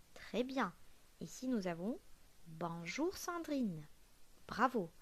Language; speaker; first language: French; non-native, local second language; Arabic